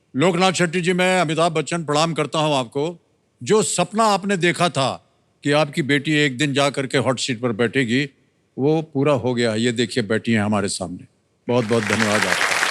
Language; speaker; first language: Hindi; native; Hindi